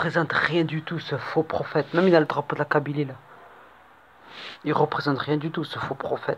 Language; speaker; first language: French; native; French